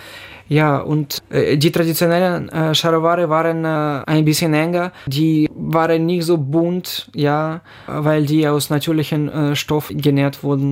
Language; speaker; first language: German; non-native, fluent; Ukrainian